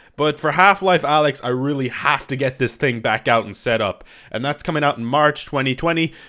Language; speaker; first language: English; native; English